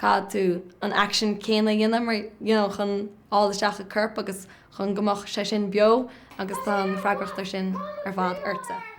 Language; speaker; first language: Irish; native; Irish